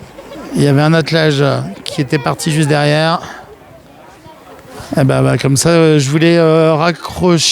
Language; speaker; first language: French; native; French